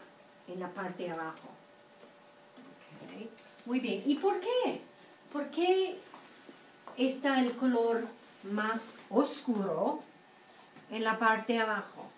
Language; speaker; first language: Spanish; non-native, fluent; English